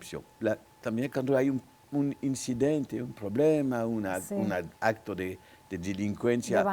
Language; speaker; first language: Spanish; non-native, local second language; French